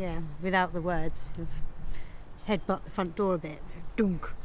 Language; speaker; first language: English; native; English